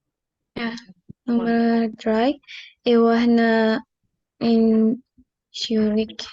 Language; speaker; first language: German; non-native, learner; Indonesian